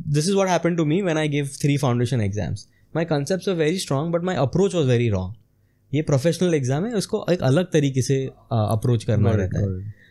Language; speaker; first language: Hindi; non-native, local second language; Gujarati